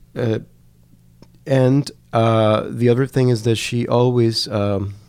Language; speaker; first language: English; non-native, fluent; Spanish